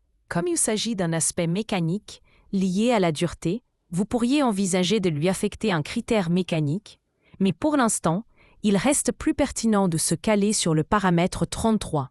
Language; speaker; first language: French; native; French